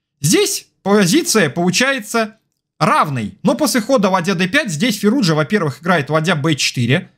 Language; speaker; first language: Russian; native; Russian